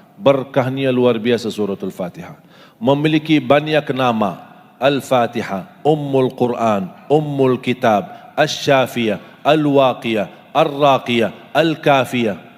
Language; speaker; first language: Indonesian; non-native, fluent; Arabic